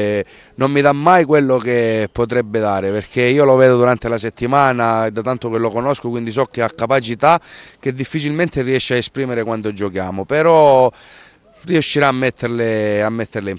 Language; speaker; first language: Italian; native; Italian